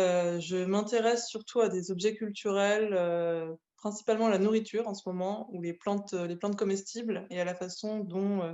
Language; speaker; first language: French; native; French